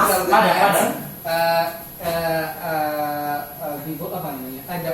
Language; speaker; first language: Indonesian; non-native, learner; Arabic